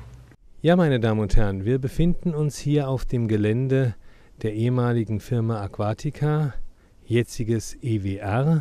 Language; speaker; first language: German; native; German